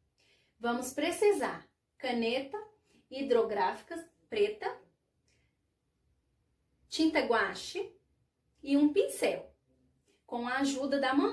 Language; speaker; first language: Portuguese; native; Portuguese